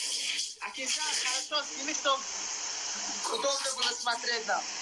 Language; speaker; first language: Russian; non-native, local second language; Tajik